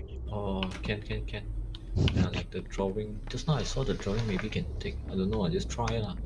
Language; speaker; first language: English; non-native, local second language; Chinese